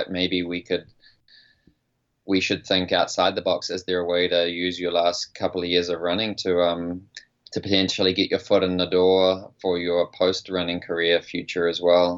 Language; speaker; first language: English; native; English